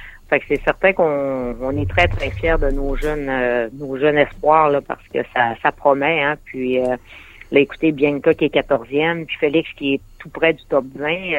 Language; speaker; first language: French; native; French